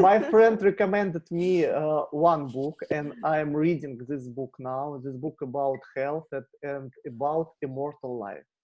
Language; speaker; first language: English; non-native, learner; Russian